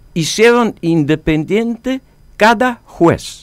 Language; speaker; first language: Spanish; non-native, fluent; Polish